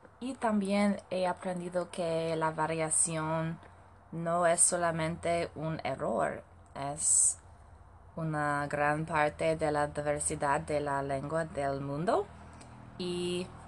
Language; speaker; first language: Spanish; non-native, learner; English